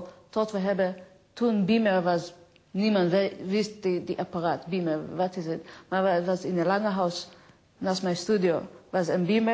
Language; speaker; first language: Dutch; non-native, fluent; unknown